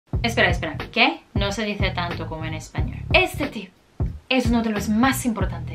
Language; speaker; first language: Spanish; non-native, fluent; Korean